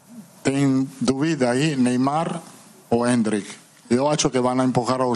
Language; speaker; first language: Portuguese; non-native, fluent; Italian